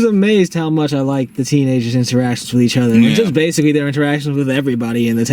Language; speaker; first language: English; native; English